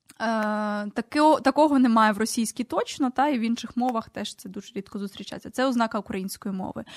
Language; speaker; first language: Ukrainian; native; Ukrainian